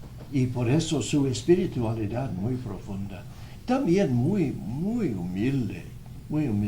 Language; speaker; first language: Spanish; non-native, fluent; English